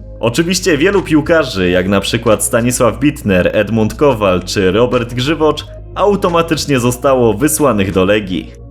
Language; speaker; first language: Polish; native; Polish